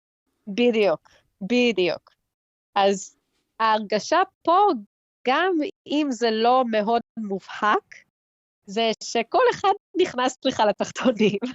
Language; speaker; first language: Hebrew; early bilingual, heritage; Hebrew